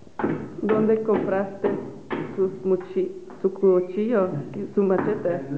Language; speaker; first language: Spanish; non-native, learner; English